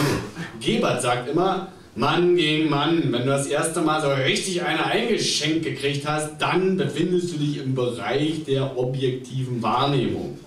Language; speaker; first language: German; native; German